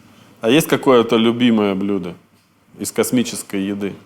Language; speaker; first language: Russian; native; Russian